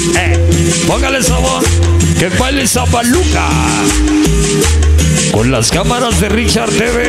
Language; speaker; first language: Spanish; native; Spanish